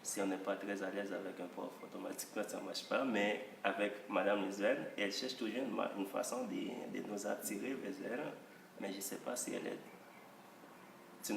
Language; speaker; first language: French; non-native, local second language; Haitian Creole